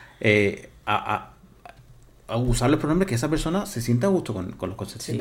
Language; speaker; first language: Spanish; native; Spanish